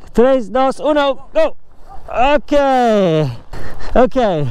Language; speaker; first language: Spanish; non-native, learner; English